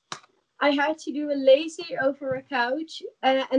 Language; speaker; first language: English; non-native, fluent; Dutch